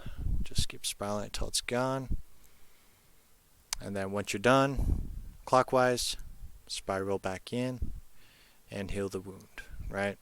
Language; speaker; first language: English; native; English